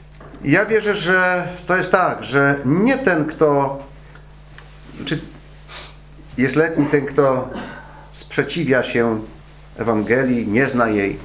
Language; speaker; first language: Polish; native; Polish